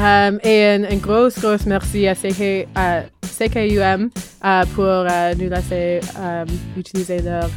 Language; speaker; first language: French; non-native, learner; English